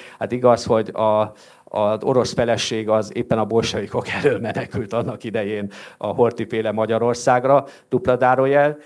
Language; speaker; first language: Hungarian; native; Hungarian